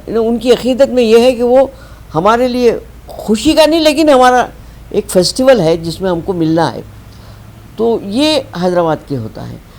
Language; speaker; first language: Urdu; native; Urdu